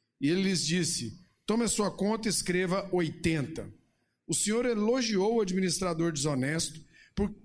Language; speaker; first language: Portuguese; non-native, fluent; English